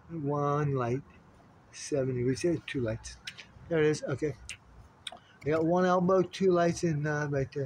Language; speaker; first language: English; native; English